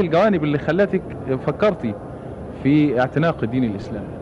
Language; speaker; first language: Arabic; native; Arabic